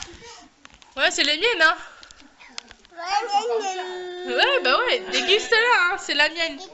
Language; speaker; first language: French; native; French